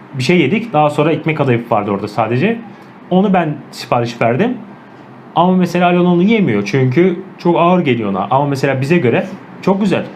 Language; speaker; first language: Turkish; native; Turkish